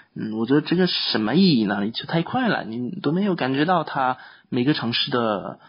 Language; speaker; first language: Chinese; non-native, fluent; French